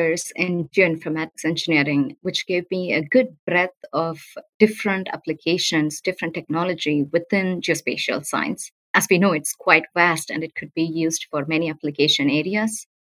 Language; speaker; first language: English; non-native, local second language; Tamil